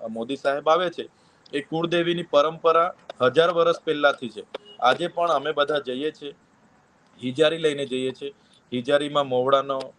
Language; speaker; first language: Gujarati; non-native, local second language; Vasavi